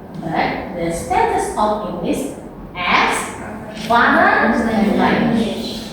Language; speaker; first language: English; non-native, learner; Indonesian